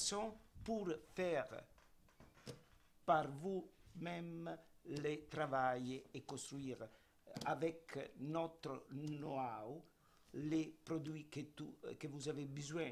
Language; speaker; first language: French; non-native, learner; Italian